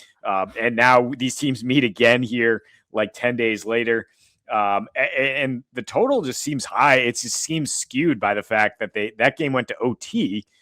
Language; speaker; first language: English; native; English